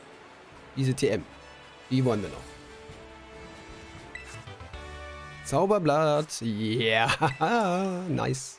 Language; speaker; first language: German; native; German